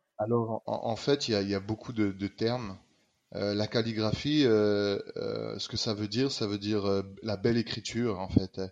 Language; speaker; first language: French; native; French